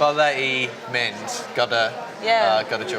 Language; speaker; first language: Welsh; non-native, local second language; English